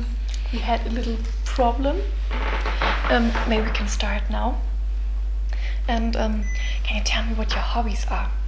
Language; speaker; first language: English; non-native, fluent; German